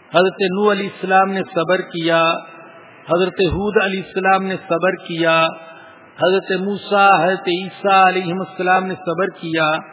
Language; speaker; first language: Urdu; non-native, local second language; Punjabi